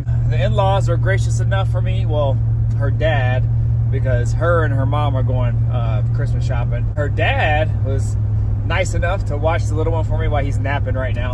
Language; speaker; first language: English; native; English